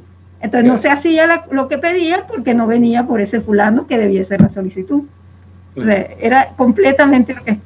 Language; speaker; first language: Spanish; native; Spanish